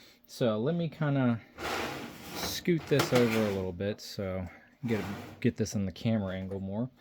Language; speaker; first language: English; native; English